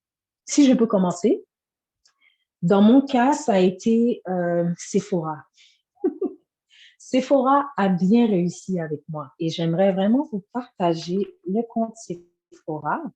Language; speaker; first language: French; native; French